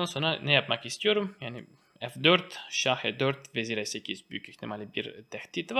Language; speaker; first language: Turkish; non-native, fluent; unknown